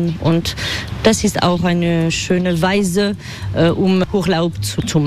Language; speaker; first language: German; non-native, fluent; French